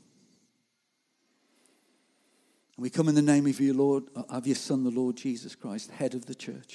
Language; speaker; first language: English; native; English